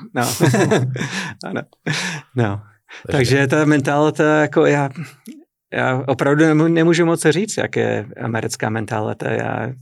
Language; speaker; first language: Czech; non-native, fluent; English